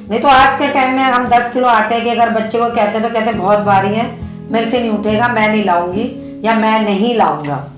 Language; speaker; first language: Hindi; native; Hindi